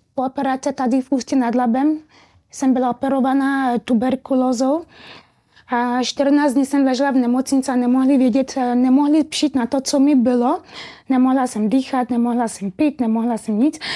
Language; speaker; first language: Czech; early bilingual, other home language; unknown